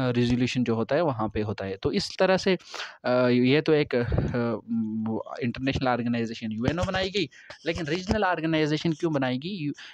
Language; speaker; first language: Hindi; non-native, local second language; Kashmiri